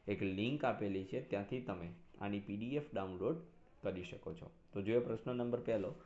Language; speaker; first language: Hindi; non-native, local second language; Gujarati